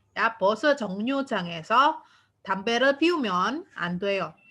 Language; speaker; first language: Korean; non-native, fluent; Indonesian